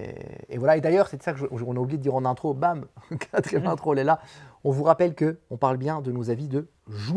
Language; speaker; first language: French; native; French